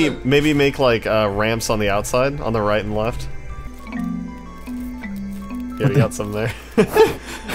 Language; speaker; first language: English; native; English